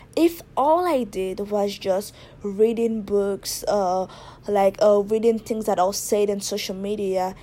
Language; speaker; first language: English; non-native, fluent; Haitian Creole